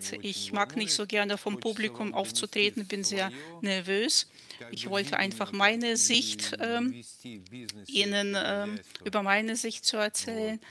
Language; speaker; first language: German; non-native, fluent; Russian